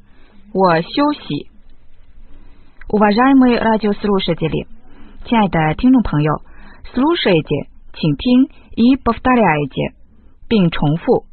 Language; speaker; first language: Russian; non-native, fluent; Chinese